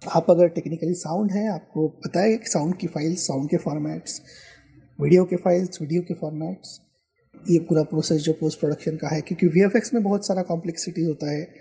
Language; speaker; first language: Hindi; non-native, local second language; Marathi